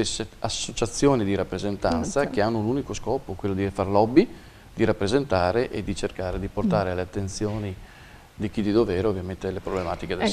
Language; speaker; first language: Italian; native; Italian